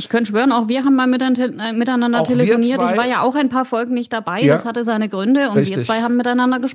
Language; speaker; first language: German; native; German